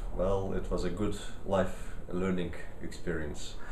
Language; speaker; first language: English; early bilingual, other home language; Ukrainian